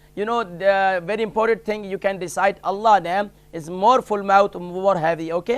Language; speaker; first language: English; non-native, learner; Urdu